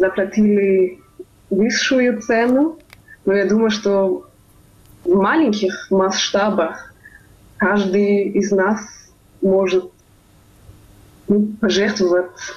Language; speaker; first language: Russian; non-native, fluent; German